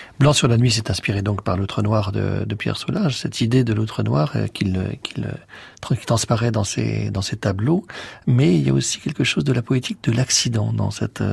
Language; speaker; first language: French; native; French